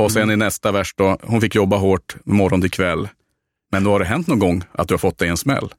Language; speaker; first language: Swedish; native; Swedish